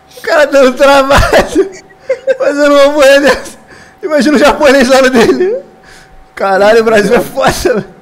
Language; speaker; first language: Portuguese; native; Portuguese